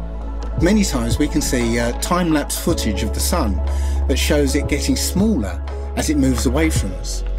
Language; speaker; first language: English; native; English